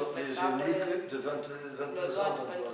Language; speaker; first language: French; non-native, fluent; Portuguese